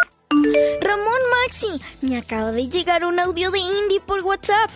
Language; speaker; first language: Spanish; native; Spanish